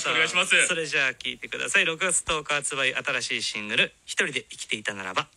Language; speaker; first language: Japanese; native; Japanese